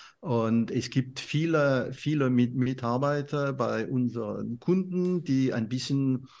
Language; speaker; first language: German; non-native, fluent; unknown